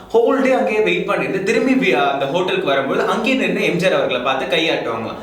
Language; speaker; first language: Tamil; native; Tamil